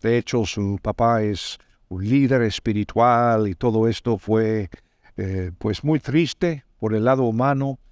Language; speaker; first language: Spanish; non-native, fluent; English